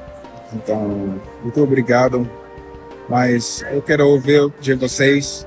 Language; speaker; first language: Portuguese; non-native, fluent; English